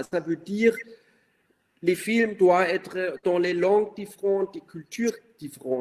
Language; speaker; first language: French; non-native, fluent; German